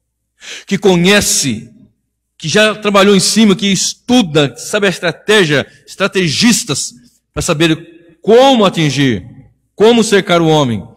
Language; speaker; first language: Portuguese; native; Portuguese